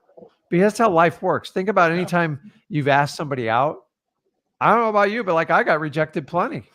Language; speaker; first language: English; native; English